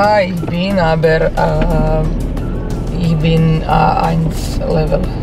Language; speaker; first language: German; non-native, learner; Bosnian